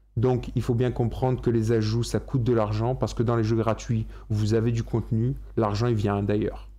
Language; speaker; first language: French; native; French